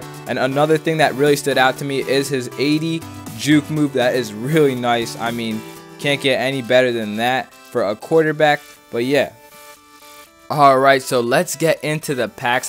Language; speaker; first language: English; native; English